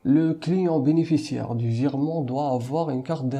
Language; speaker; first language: French; non-native, local second language; Arabic